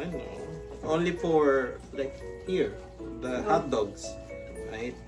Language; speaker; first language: English; non-native, local second language; Filipino